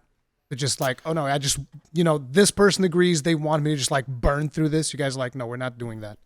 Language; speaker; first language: English; native; English